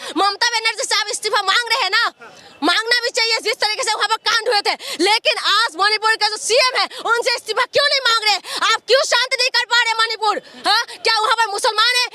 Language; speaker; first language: Hindi; non-native, local second language; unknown